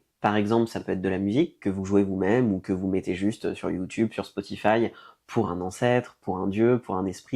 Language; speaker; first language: French; native; French